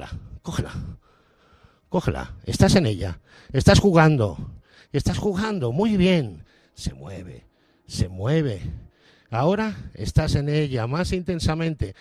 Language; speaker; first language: Spanish; native; Spanish